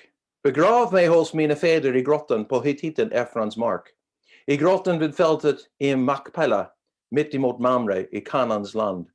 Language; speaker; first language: Swedish; non-native, fluent; English